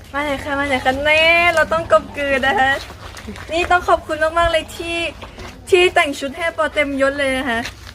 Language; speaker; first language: Thai; non-native, local second language; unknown